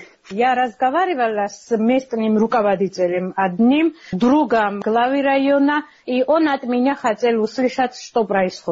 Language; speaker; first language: Russian; non-native, fluent; Georgian